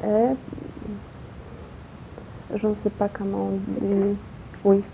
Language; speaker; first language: French; non-native, learner; Polish